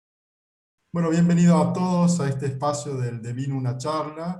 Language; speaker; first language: Spanish; native; Spanish